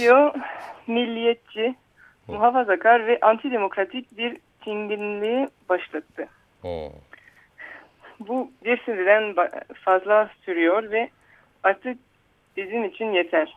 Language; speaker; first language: Turkish; early bilingual, heritage; Turkish